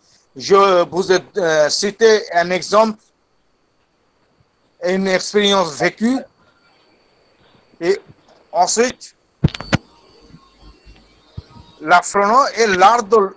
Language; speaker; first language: French; non-native, fluent; Bangla